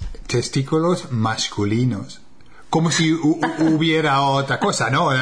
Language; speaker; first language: Spanish; non-native, fluent; English